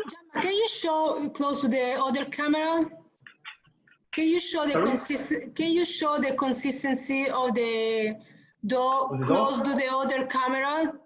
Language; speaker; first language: English; non-native, learner; Italian